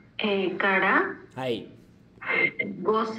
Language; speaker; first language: Japanese; non-native, learner; Spanish